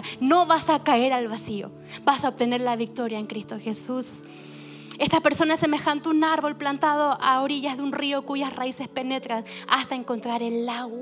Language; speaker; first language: Spanish; native; Spanish